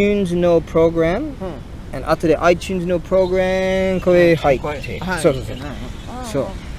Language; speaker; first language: Japanese; non-native, learner; English